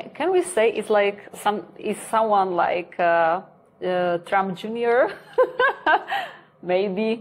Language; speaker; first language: English; non-native, learner; Slovak